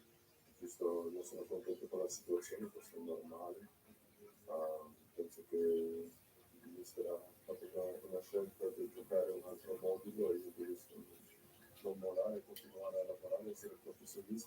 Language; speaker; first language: Italian; non-native, fluent; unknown